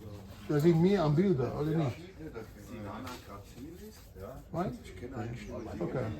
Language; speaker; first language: German; non-native, learner; Dutch